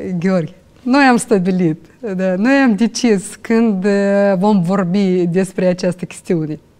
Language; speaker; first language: Romanian; non-native, local second language; Russian